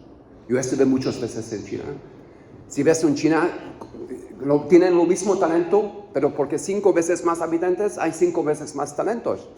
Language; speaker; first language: Spanish; non-native, learner; Hungarian